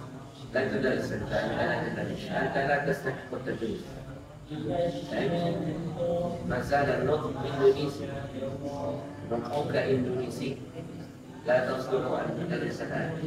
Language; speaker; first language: Arabic; non-native, fluent; Indonesian